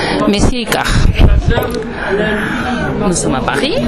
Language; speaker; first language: French; non-native, learner; Spanish